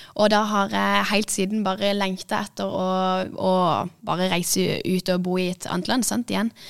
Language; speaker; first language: Norwegian; native; Norwegian